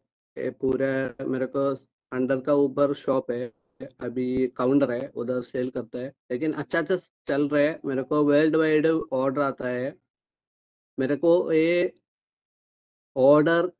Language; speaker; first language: Hindi; non-native, local second language; Malayalam